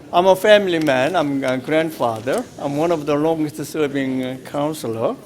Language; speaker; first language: English; non-native, fluent; Korean